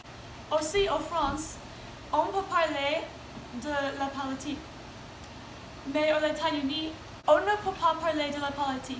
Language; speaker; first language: French; non-native, learner; English